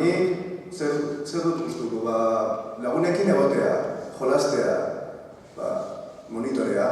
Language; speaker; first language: Basque; non-native, local second language; Spanish